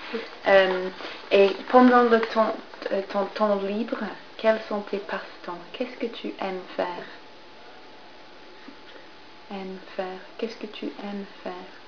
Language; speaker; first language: French; non-native, fluent; English